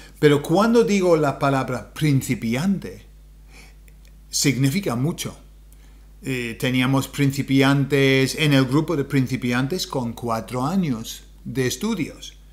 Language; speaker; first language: Spanish; non-native, fluent; English